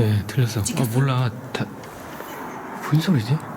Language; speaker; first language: Korean; native; Korean